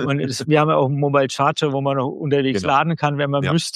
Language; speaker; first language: German; native; German